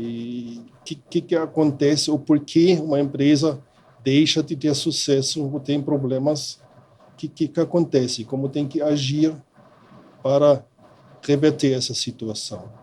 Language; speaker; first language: Portuguese; non-native, fluent; German